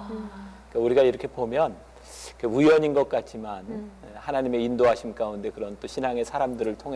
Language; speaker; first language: Korean; native; Korean